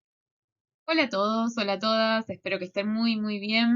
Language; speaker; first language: Spanish; native; Spanish